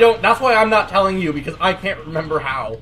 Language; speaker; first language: English; native; English